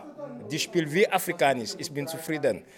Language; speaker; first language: German; non-native, learner; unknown